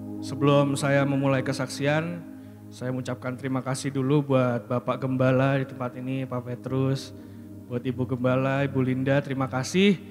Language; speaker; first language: Indonesian; native; Indonesian